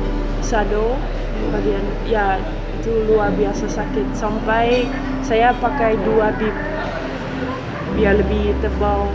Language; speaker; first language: Indonesian; non-native, fluent; Dutch